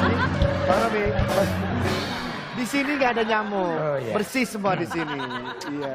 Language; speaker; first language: Indonesian; native; Indonesian